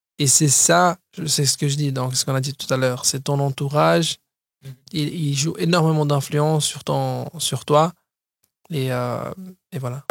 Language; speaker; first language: French; early bilingual, other home language; Portuguese